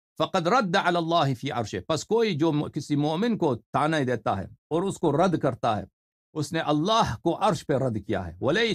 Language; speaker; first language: Urdu; non-native, fluent; Persian